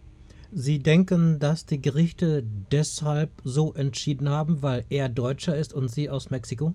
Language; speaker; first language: German; native; German